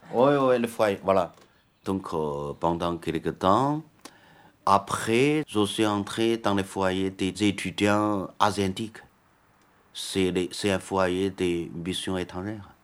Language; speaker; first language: French; non-native, learner; Chinese